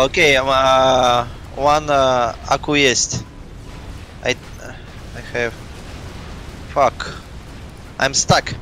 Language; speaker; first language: English; non-native, learner; Russian